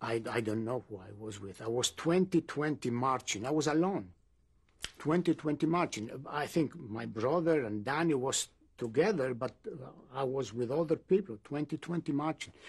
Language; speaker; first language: English; non-native, fluent; Greek